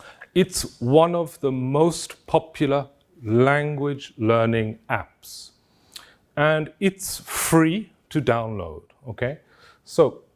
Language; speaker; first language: English; non-native, fluent; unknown